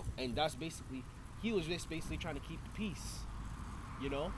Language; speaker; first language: English; native; English